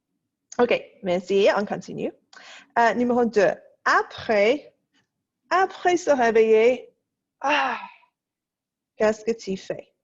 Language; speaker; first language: French; non-native, fluent; English